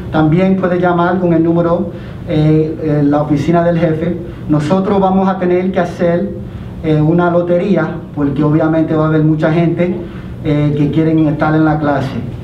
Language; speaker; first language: Spanish; early bilingual, heritage; Spanish